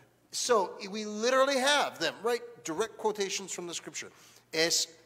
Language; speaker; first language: English; native; English